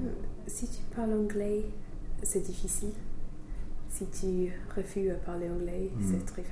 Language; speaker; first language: French; non-native, fluent; English